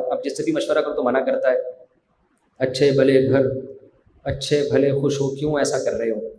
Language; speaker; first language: Urdu; native; Urdu